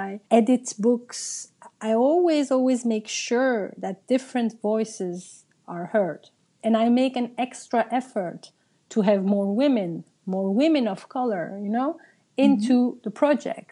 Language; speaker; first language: English; non-native, fluent; Turkish